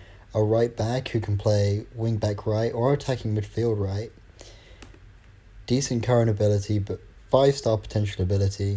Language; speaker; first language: English; native; English